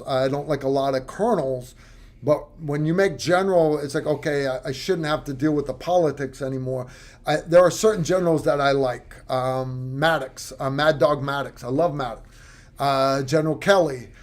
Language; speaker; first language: English; native; English